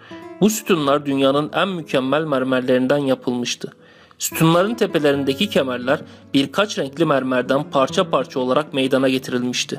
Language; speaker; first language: Turkish; native; Turkish